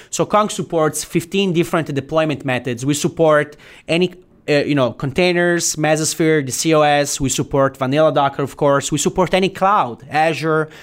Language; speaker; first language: English; non-native, fluent; Italian